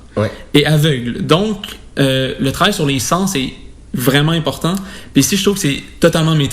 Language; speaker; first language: French; native; French